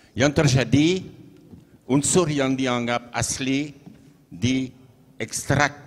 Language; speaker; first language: Indonesian; non-native, fluent; French